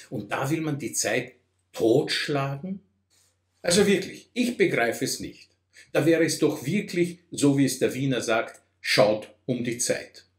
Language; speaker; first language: German; non-native, fluent; Russian